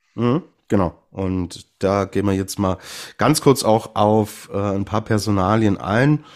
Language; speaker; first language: German; native; German